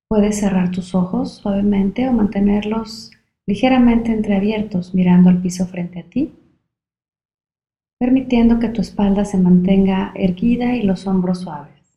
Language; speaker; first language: Spanish; native; Spanish